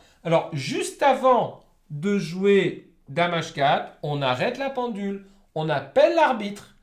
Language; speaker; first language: French; native; French